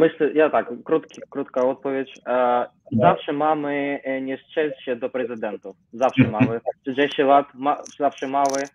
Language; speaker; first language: Polish; non-native, learner; Ukrainian